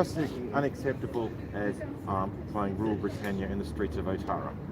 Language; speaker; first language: English; native; English